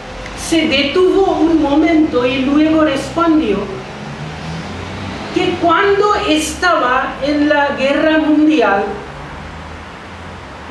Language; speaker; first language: Spanish; non-native, fluent; Bangla